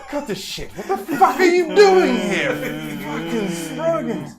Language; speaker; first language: English; native; English